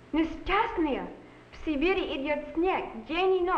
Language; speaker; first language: Russian; non-native, learner; English